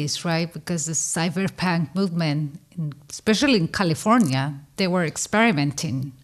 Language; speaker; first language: English; non-native, fluent; Spanish